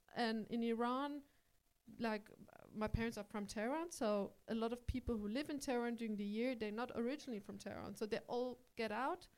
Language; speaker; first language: English; early bilingual, heritage; English